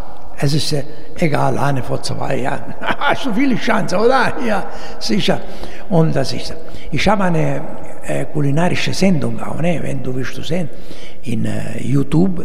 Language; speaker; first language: German; non-native, learner; Italian